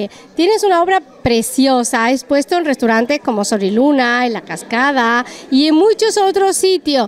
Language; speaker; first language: Spanish; native; Spanish